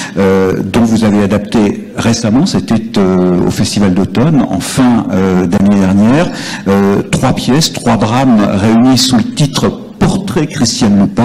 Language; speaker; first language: French; native; French